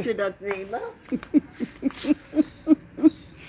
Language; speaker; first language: Dutch; non-native, local second language; Sranan Tongo